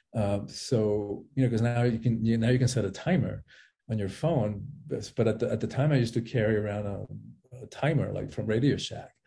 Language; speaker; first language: English; early bilingual, other home language; Spanish